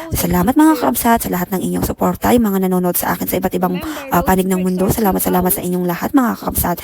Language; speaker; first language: Filipino; non-native, local second language; Iloko